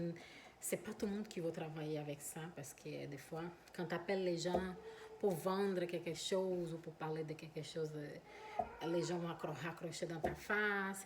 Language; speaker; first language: French; non-native, fluent; Portuguese